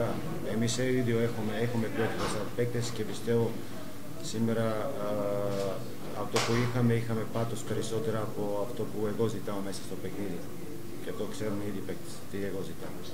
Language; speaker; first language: Greek; non-native, fluent; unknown